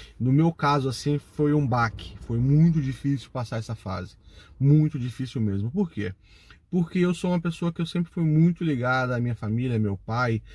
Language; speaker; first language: Portuguese; native; Portuguese